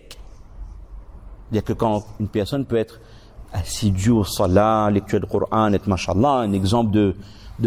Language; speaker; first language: French; native; French